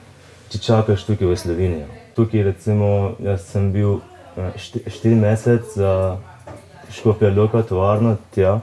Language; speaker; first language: Slovenian; non-native, learner; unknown